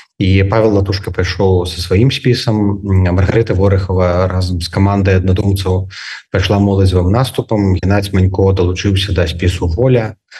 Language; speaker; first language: Belarusian; native; Belarusian